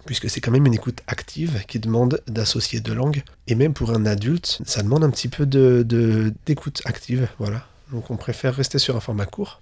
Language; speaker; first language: French; native; French